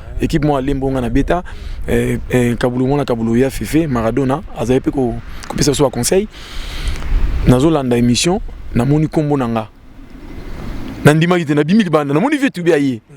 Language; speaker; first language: Lingala; native; Lingala